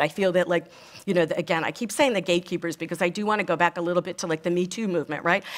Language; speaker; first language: English; native; English